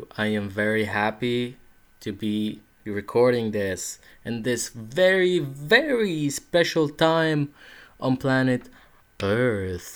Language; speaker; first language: English; non-native, fluent; Arabic